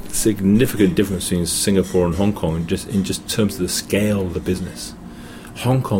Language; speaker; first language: English; native; English